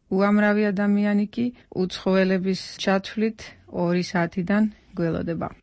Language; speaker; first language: Georgian; non-native, fluent; Dutch